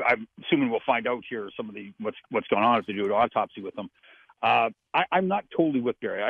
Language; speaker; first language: English; native; English